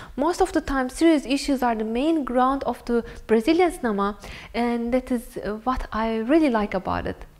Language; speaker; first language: English; non-native, fluent; Turkish